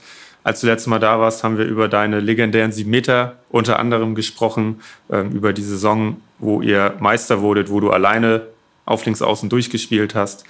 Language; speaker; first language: German; native; German